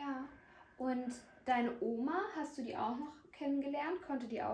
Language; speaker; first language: German; native; German